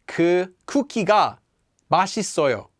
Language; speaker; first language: Korean; non-native, fluent; English